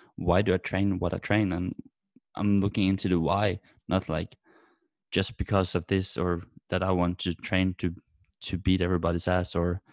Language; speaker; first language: English; non-native, fluent; Norwegian